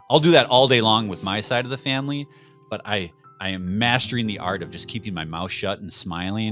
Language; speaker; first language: English; native; English